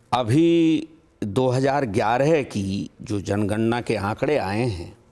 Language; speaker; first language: Hindi; native; Hindi